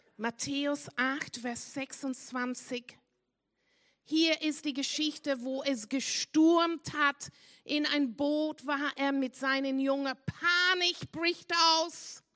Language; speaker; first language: German; non-native, fluent; English